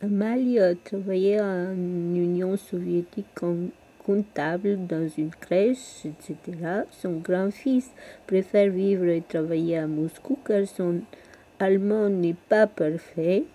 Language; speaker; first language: French; non-native, fluent; Russian